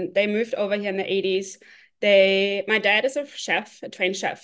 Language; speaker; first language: English; non-native, fluent; German